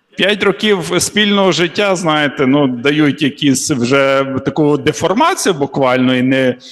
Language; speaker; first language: Ukrainian; native; Ukrainian